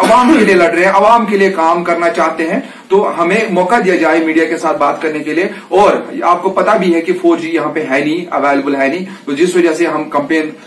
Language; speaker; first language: Hindi; non-native, local second language; Kashmiri